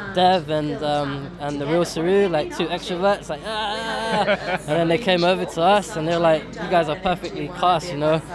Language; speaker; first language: English; native; English